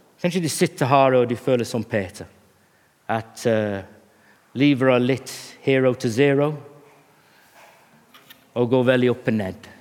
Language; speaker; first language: Norwegian; non-native, fluent; English